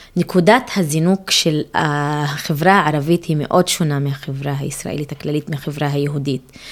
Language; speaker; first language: Hebrew; non-native, local second language; Arabic